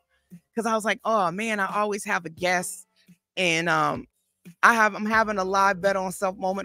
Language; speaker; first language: English; native; English